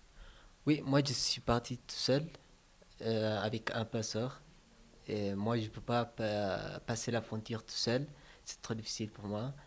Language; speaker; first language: French; non-native, learner; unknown